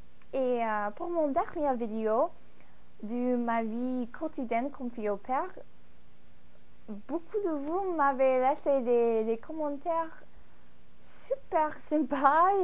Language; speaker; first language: French; non-native, fluent; English